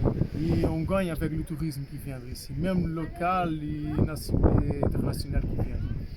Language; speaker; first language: French; non-native, fluent; Kabuverdianu